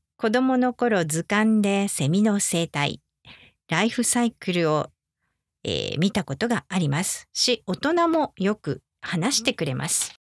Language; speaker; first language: Japanese; native; Japanese